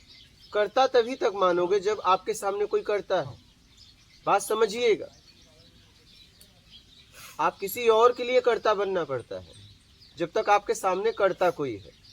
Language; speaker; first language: Hindi; native; Hindi